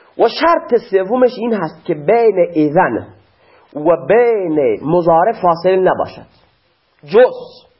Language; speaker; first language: Persian; non-native, local second language; Baluchi